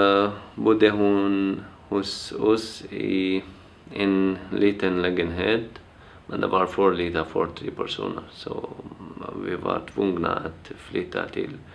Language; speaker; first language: Swedish; non-native, fluent; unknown